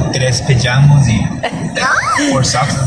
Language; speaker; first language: Spanish; native; Spanish